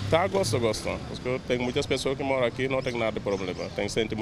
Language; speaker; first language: Portuguese; non-native, learner; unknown